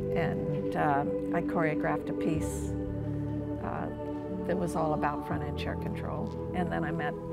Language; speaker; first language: English; native; English